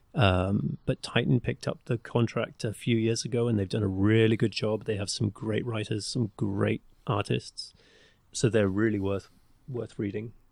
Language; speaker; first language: English; native; English